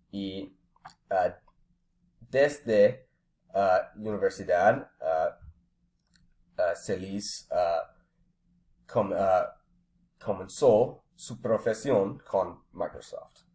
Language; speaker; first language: Spanish; non-native, learner; English